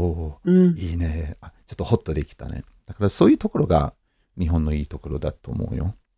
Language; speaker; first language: Japanese; non-native, fluent; English